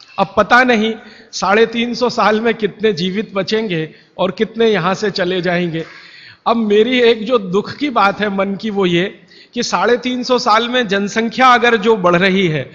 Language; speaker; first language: Hindi; native; Hindi